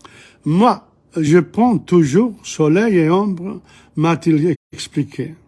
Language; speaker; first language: French; non-native, fluent; English